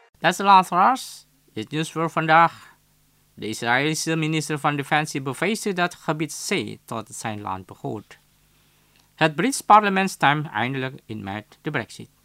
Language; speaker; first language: Dutch; non-native, fluent; Indonesian